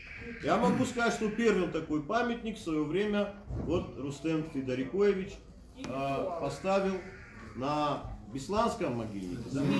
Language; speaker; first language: Russian; native; Russian